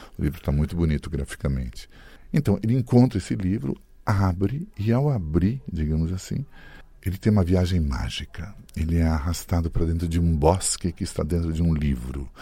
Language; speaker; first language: Portuguese; early bilingual, other home language; Italian